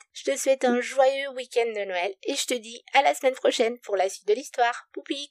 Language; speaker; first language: French; non-native, fluent; Romanian